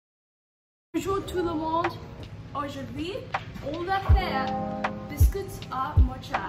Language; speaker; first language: French; non-native, learner; English